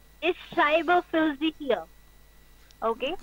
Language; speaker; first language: German; non-native, learner; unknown